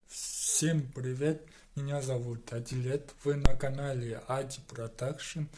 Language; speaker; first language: Russian; non-native, local second language; Kyrgyz